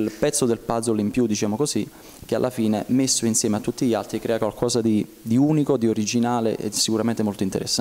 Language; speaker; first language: Italian; native; Italian